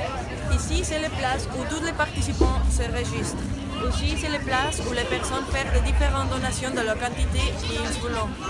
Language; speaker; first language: French; non-native, learner; Spanish